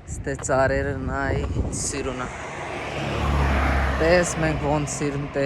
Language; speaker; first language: Armenian; non-native, learner; Hindi